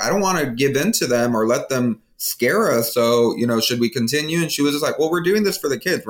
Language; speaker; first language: English; native; English